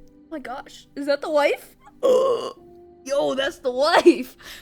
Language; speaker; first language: English; native; English